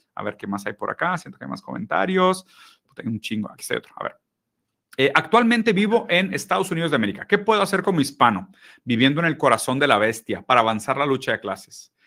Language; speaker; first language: Spanish; early bilingual, other home language; Portuguese